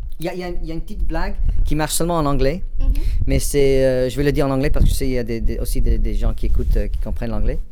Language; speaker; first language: French; non-native, fluent; English